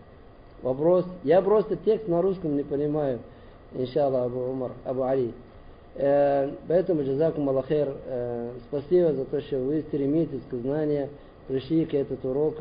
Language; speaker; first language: Russian; non-native, learner; Arabic